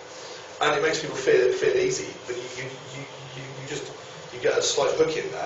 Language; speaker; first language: English; native; English